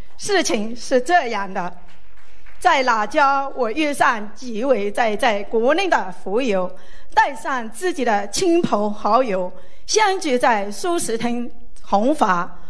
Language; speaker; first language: Chinese; native; Chinese